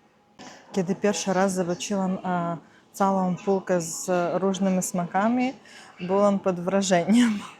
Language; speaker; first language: Polish; non-native, learner; Ukrainian